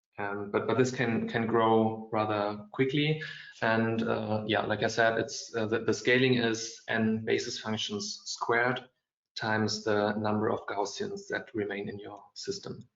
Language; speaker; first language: English; non-native, fluent; German